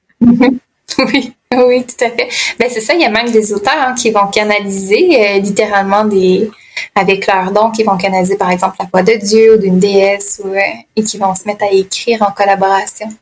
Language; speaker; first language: French; native; French